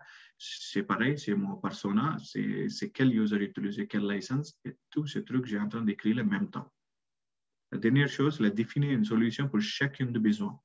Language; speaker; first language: French; non-native, learner; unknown